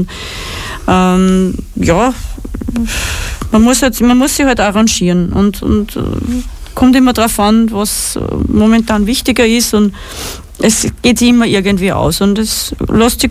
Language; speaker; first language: German; native; German